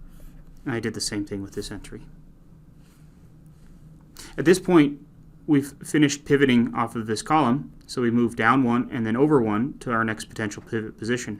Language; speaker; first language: English; native; English